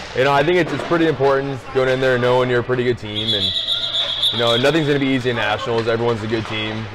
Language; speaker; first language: English; native; English